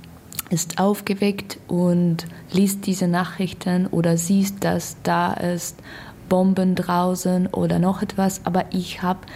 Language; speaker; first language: German; non-native, learner; Russian